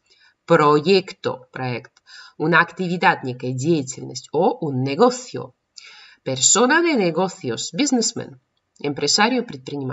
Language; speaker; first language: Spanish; non-native, fluent; Russian